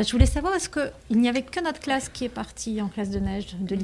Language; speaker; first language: French; native; French